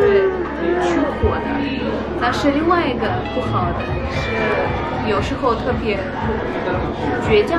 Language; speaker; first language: Chinese; non-native, learner; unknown